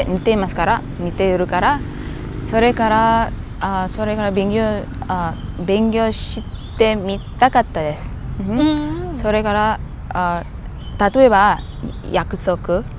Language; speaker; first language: Japanese; non-native, learner; Thai